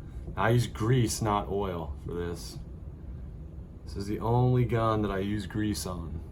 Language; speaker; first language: English; native; English